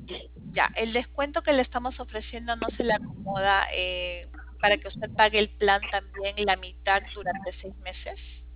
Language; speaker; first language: Spanish; native; Spanish